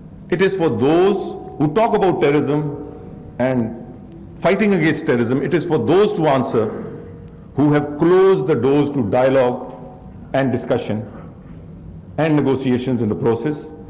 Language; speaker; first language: English; non-native, local second language; Urdu